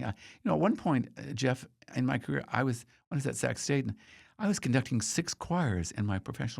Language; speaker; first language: English; native; English